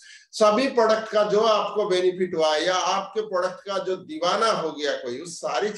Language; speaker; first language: Hindi; native; Hindi